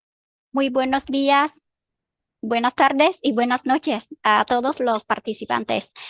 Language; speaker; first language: Spanish; non-native, fluent; Vietnamese